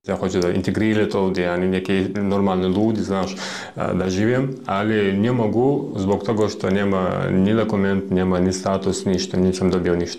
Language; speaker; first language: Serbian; non-native, learner; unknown